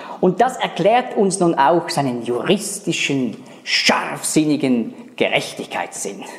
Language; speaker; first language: German; native; German